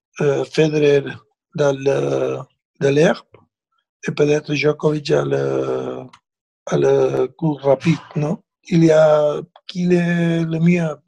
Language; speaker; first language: French; non-native, learner; Spanish